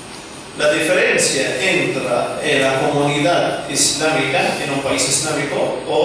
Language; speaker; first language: Spanish; non-native, fluent; Arabic